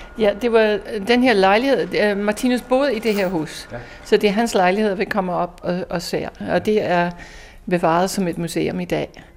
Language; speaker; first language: Danish; non-native, fluent; English